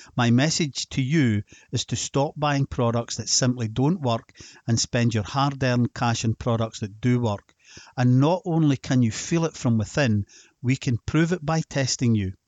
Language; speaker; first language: English; native; English